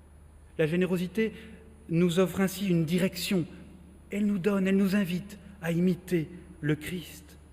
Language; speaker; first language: French; native; French